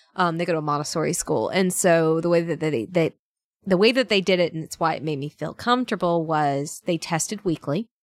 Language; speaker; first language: English; native; English